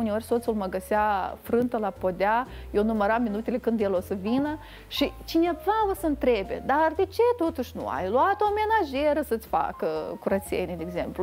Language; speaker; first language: Romanian; native; Romanian